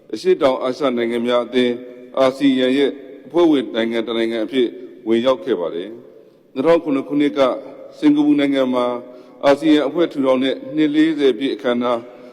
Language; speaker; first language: Burmese; native; Burmese